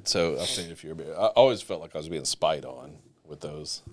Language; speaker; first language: English; native; English